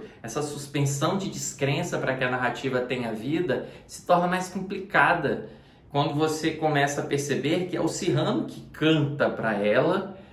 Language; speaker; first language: Portuguese; native; Portuguese